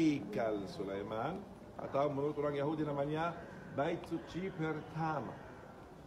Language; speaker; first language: Indonesian; non-native, fluent; Arabic